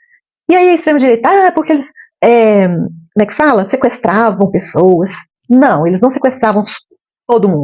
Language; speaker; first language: Portuguese; native; Portuguese